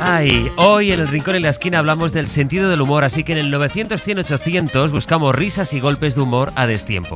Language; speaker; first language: Spanish; native; Spanish